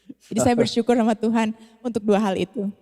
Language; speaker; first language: Indonesian; native; Indonesian